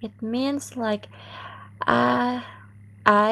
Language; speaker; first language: English; non-native, learner; Indonesian